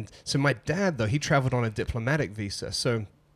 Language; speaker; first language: English; native; English